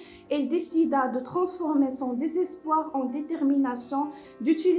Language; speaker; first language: French; non-native, local second language; Arabic